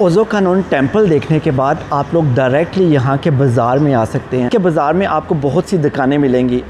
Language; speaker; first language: Urdu; native; Urdu